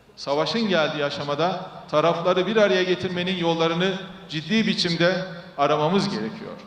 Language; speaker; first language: Turkish; native; Turkish